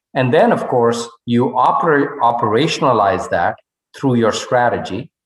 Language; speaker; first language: English; non-native, local second language; Hindi